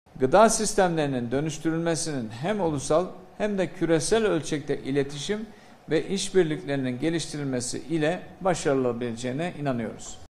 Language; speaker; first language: Turkish; native; Turkish